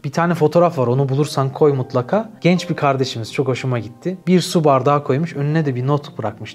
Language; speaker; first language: Turkish; native; Turkish